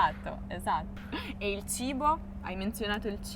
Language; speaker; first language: Italian; native; Italian